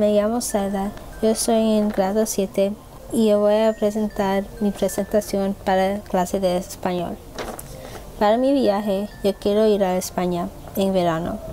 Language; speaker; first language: Spanish; non-native, learner; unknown